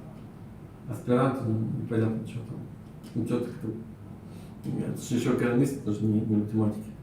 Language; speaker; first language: Russian; native; Russian